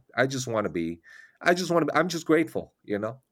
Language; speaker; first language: English; non-native, fluent; Chinese